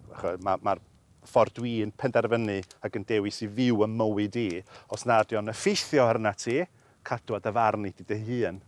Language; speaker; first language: Welsh; native; Welsh